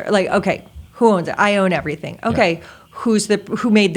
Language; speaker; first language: English; native; English